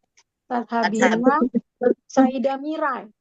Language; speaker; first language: Arabic; non-native, learner; Indonesian